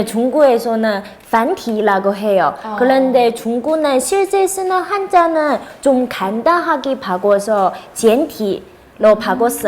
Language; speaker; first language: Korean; non-native, fluent; Chinese